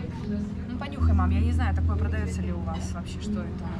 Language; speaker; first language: Russian; native; Russian